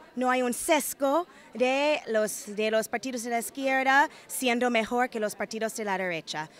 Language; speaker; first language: Spanish; non-native, fluent; English